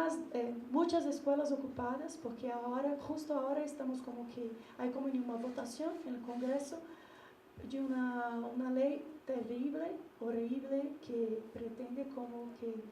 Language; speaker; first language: Spanish; non-native, learner; Portuguese